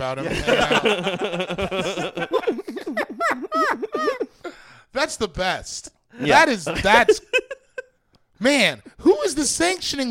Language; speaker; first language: English; native; English